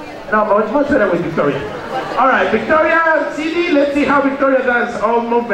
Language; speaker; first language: English; non-native, fluent; Spanish